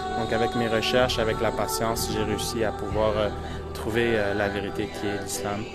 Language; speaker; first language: French; early bilingual, other home language; Portuguese